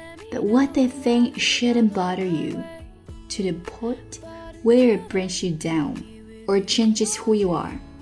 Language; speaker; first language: English; non-native, fluent; Chinese